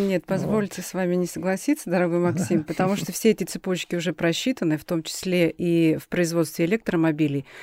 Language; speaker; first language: Russian; native; Russian